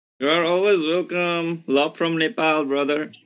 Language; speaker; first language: English; non-native, learner; Nepali